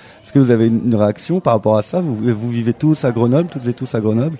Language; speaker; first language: French; native; French